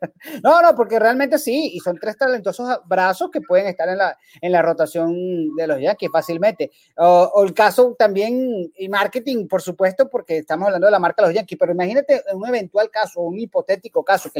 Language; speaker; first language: Spanish; native; Spanish